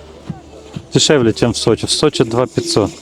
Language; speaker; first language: Russian; native; Russian